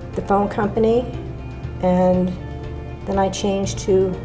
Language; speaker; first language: English; native; English